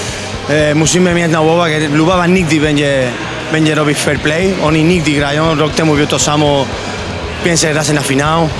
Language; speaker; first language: Polish; non-native, learner; Spanish